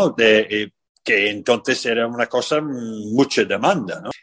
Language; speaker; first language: Spanish; non-native, fluent; English